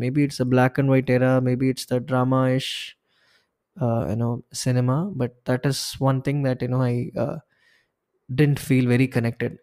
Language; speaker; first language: English; non-native, local second language; Tamil